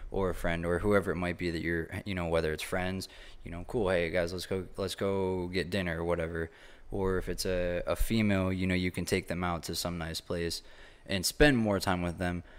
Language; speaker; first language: English; native; English